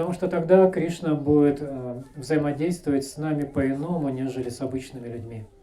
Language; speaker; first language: Russian; native; Russian